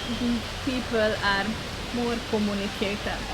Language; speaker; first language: English; non-native, learner; Hungarian